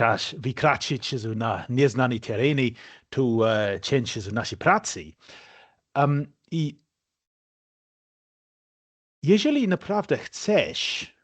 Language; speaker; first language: Polish; non-native, fluent; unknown